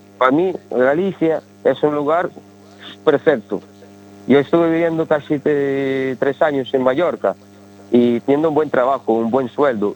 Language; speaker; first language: Spanish; early bilingual, other home language; Ukrainian